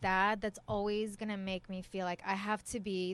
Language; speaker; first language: English; early bilingual, other home language; Persian